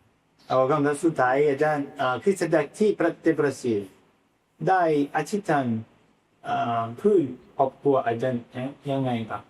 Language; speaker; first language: Thai; non-native, fluent; Portuguese